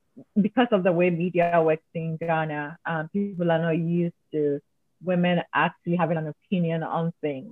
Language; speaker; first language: English; non-native, local second language; Akan